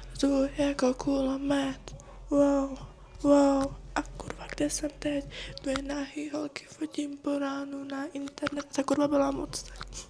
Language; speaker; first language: Czech; native; Czech